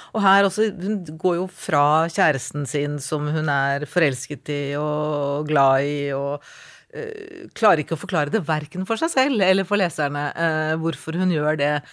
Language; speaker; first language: Norwegian; native; Norwegian